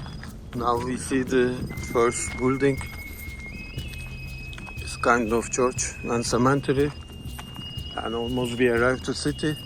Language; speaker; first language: English; non-native, learner; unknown